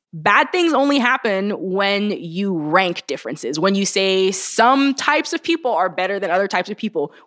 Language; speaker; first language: English; early bilingual, other home language; Bulgarian